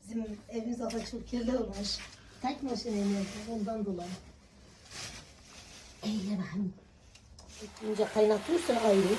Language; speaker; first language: Turkish; non-native, local second language; Kurdish